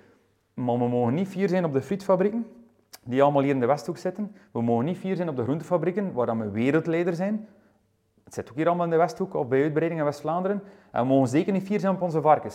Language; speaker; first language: Dutch; native; Dutch